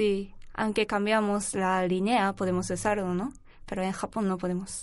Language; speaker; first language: Spanish; non-native, learner; Japanese